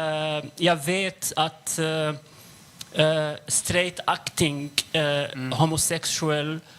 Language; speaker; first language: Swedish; non-native, fluent; Arabic